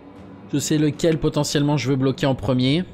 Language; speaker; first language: French; native; French